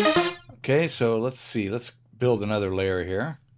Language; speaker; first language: English; native; English